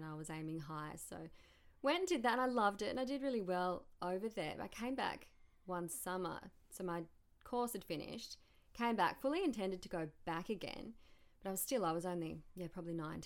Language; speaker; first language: English; native; English